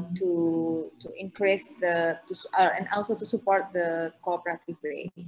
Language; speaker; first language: English; non-native, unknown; Indonesian